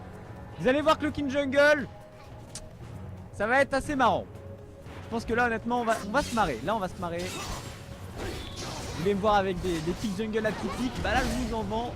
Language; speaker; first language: French; native; French